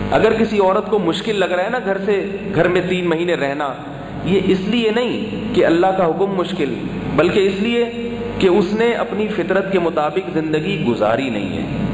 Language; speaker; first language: Urdu; native; Urdu